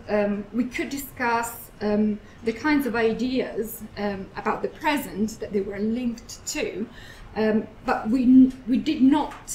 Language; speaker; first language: English; non-native, fluent; Italian